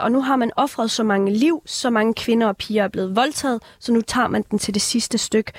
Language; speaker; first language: Danish; early bilingual, other home language; Persian